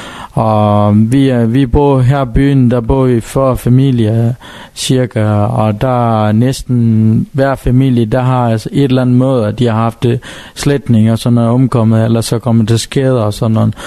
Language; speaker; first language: Danish; non-native, learner; Tamil